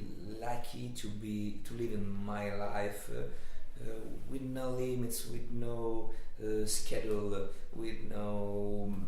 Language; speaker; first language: English; non-native, learner; Italian